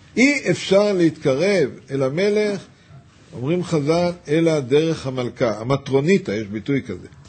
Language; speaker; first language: Hebrew; native; Hebrew